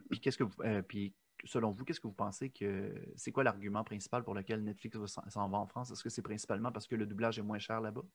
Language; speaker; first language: French; native; French